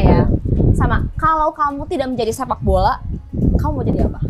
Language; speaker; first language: Indonesian; native; Indonesian